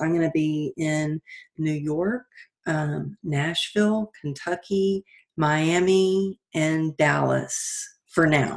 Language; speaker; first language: English; native; English